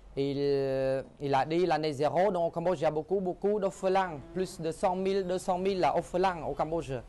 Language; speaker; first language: French; non-native, fluent; Khmer